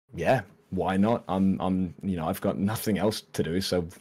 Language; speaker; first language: English; native; English